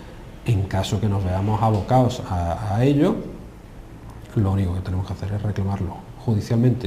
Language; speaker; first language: Spanish; native; Spanish